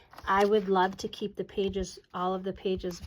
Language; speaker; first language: English; native; English